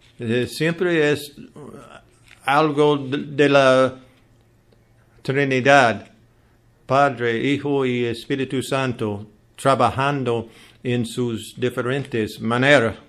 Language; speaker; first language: Spanish; non-native, learner; English